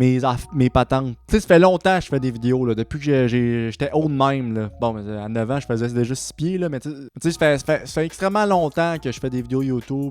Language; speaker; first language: French; native; French